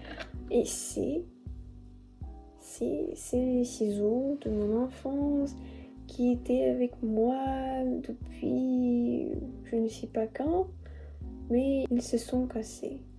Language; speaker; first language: French; non-native, learner; Russian